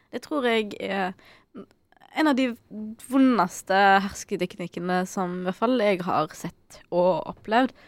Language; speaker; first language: Norwegian; early bilingual, other home language; Arabic